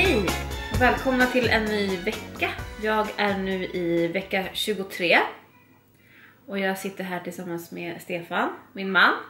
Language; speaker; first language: Swedish; native; Swedish